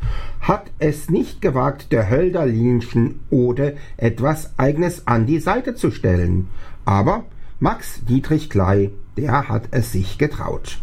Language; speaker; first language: German; native; German